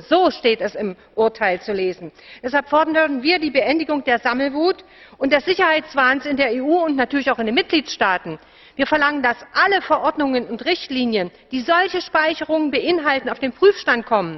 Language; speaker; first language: German; native; German